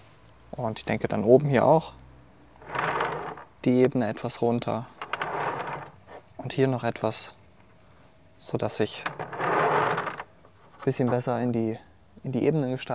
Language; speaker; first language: German; native; German